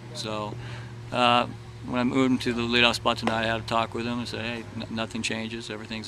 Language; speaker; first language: English; native; English